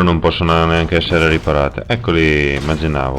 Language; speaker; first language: Italian; native; Italian